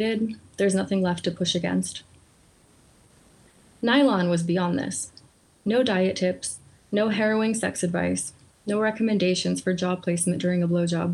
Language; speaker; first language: English; early bilingual, other home language; Polish